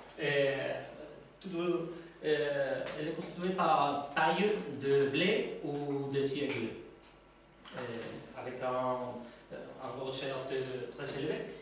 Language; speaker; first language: French; non-native, learner; Spanish